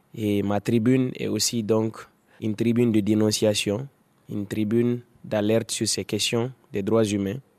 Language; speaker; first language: French; non-native, local second language; Fula